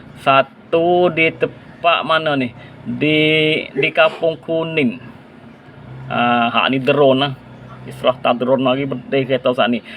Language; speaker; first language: Malay; native; Malay